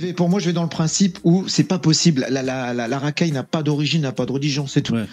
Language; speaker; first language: French; native; French